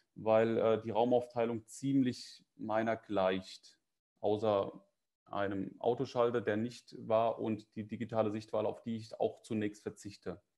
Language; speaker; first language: German; native; German